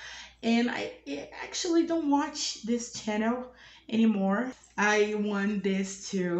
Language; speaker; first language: English; non-native, learner; Portuguese